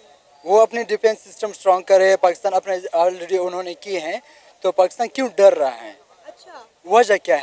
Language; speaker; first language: Hindi; non-native, local second language; Pashto